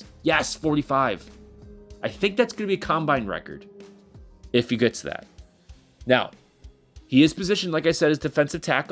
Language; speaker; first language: English; native; English